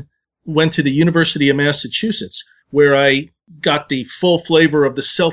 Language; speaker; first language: English; native; English